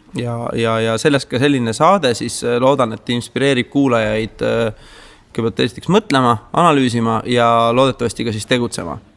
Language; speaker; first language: Estonian; native; Estonian